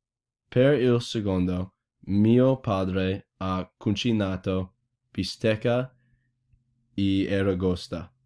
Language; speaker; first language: Italian; non-native, learner; English